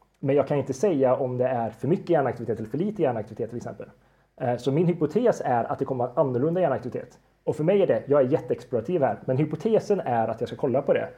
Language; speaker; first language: Swedish; native; Swedish